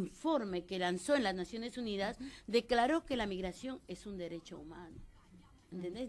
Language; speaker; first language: Spanish; native; Spanish